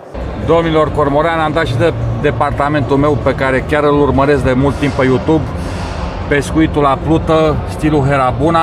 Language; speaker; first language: Romanian; native; Romanian